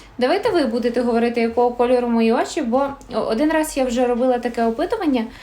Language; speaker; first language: Ukrainian; native; Ukrainian